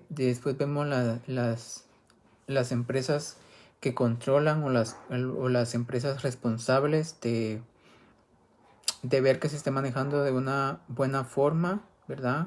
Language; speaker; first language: Spanish; native; Spanish